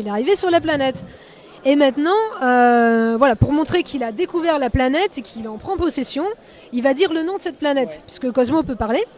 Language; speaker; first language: French; native; French